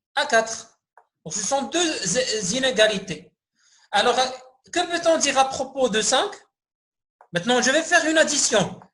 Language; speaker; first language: French; non-native, local second language; Arabic